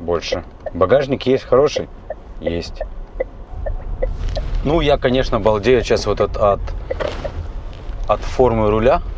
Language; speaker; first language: Russian; native; Russian